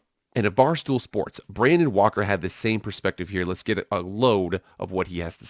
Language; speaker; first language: English; native; English